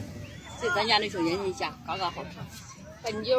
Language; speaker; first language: Chinese; native; Chinese